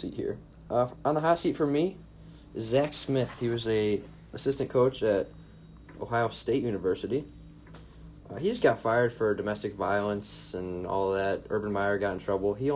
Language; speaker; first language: English; native; English